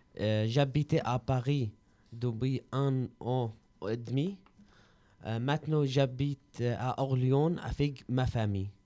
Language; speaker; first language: French; non-native, learner; Arabic